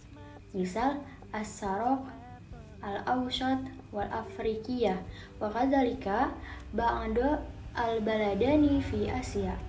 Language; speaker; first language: Arabic; non-native, learner; Indonesian